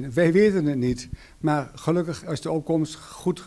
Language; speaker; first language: Dutch; native; Dutch